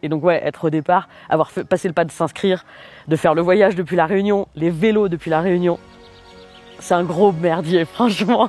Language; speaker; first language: French; native; French